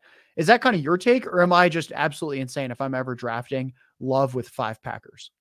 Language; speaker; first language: English; native; English